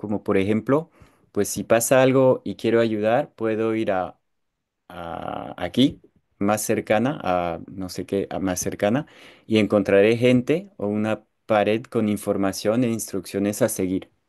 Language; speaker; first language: Spanish; non-native, fluent; French